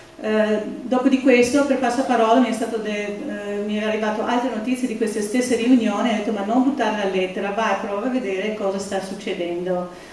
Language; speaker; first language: Italian; non-native, fluent; English